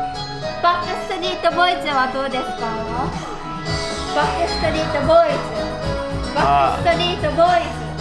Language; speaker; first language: Japanese; native; Japanese